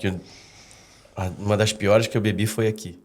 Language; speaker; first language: Portuguese; native; Portuguese